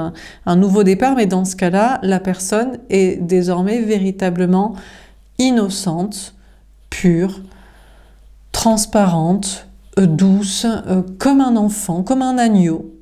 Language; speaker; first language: French; native; French